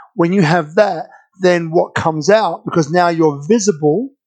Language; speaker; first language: English; native; English